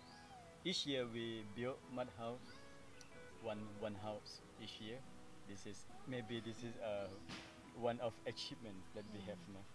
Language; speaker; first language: English; non-native, fluent; Thai